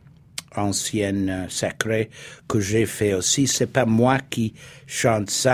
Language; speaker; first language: French; non-native, fluent; English